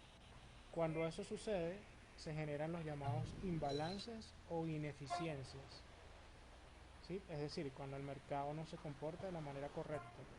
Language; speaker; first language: Spanish; native; Spanish